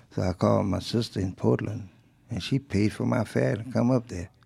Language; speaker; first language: English; early bilingual, other home language; French